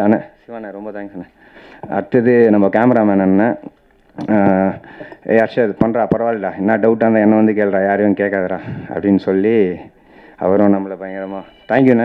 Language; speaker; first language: Tamil; native; Tamil